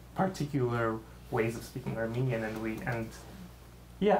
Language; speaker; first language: English; early bilingual, other home language; Armenian